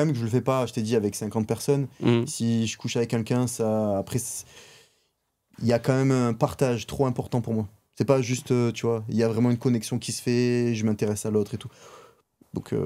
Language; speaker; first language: French; native; French